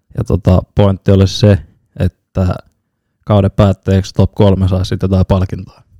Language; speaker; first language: Finnish; native; Finnish